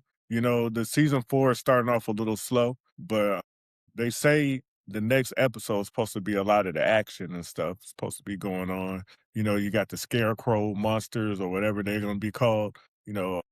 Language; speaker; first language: English; native; English